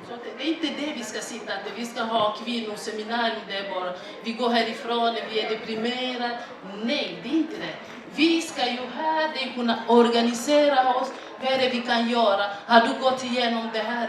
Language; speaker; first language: Swedish; non-native, fluent; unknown